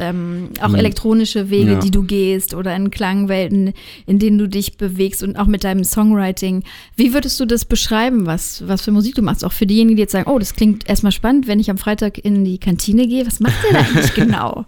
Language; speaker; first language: German; native; German